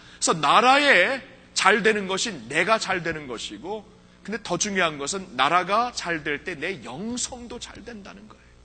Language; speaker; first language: Korean; early bilingual, heritage; Korean